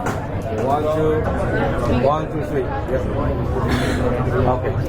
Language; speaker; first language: English; non-native, learner; Indonesian